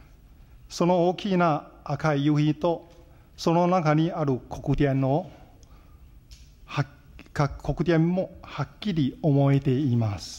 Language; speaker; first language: Japanese; non-native, fluent; Chinese